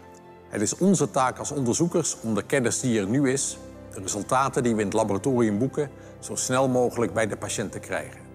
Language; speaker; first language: Dutch; native; Dutch